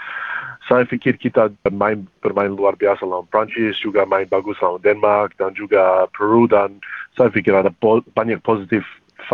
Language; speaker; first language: Indonesian; early bilingual, heritage; English